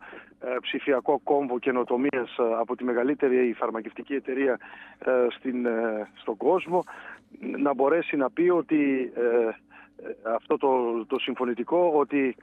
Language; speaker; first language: Greek; native; Greek